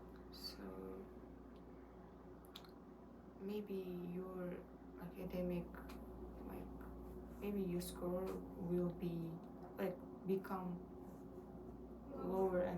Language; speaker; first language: English; non-native, learner; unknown